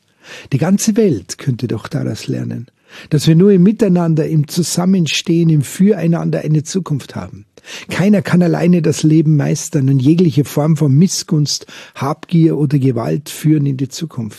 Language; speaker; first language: German; native; German